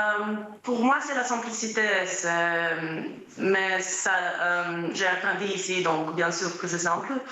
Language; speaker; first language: French; non-native, fluent; Croatian